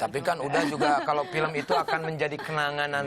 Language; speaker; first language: Indonesian; native; Indonesian